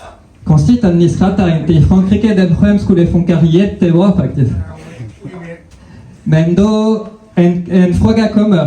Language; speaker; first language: Swedish; non-native, fluent; French